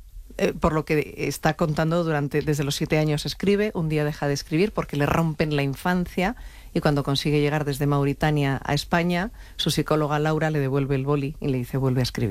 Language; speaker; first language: Spanish; native; Spanish